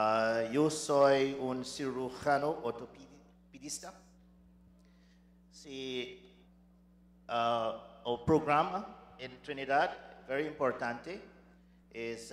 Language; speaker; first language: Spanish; non-native, learner; English